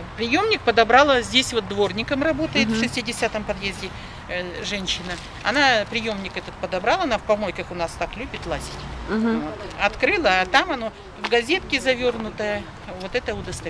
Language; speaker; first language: Russian; native; Russian